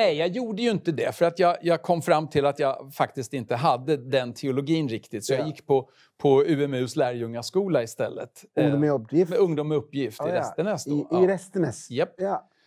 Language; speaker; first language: Swedish; native; Swedish